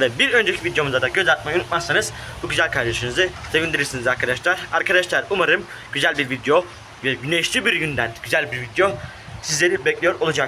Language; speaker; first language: Turkish; native; Turkish